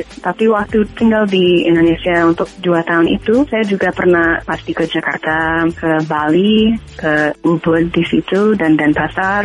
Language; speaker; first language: Indonesian; non-native, fluent; English